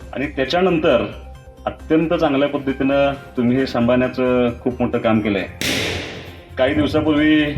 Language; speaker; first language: Marathi; non-native, local second language; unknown